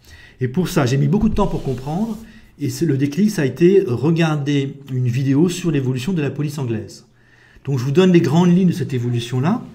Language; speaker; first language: French; native; French